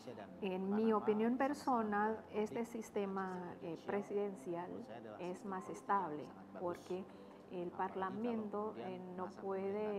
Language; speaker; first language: Spanish; non-native, fluent; Indonesian